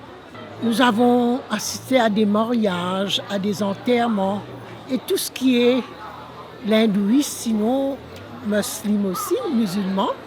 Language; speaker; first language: French; non-native, local second language; Morisyen